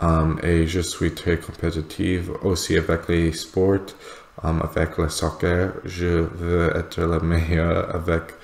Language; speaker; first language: French; non-native, learner; English